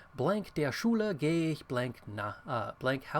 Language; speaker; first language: German; non-native, fluent; English